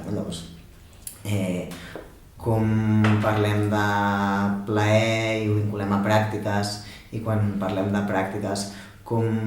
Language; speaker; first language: Catalan; native; Catalan